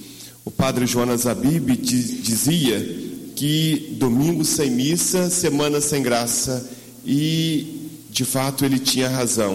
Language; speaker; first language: Portuguese; native; Portuguese